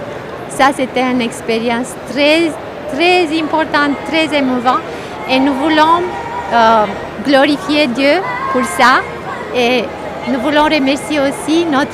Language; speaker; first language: French; non-native, fluent; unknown